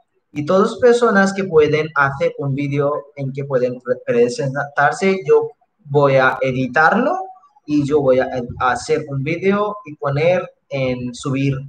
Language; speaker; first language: Spanish; non-native, fluent; Hindi